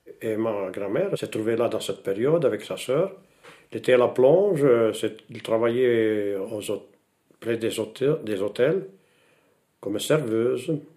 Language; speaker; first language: French; non-native, fluent; Italian